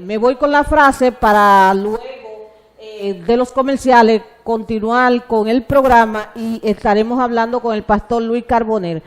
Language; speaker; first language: Spanish; native; Spanish